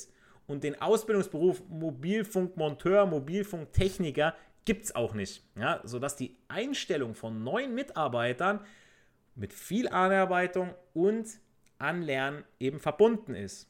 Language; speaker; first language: German; native; German